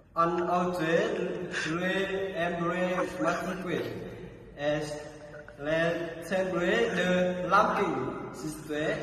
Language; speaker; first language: French; non-native, learner; Vietnamese